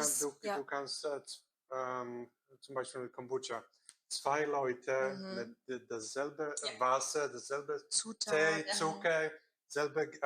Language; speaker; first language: German; non-native, learner; Korean